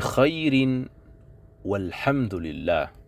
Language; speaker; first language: Arabic; non-native, fluent; Indonesian